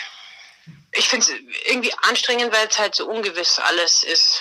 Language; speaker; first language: German; native; German